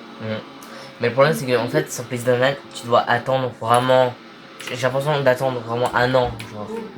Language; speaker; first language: French; native; French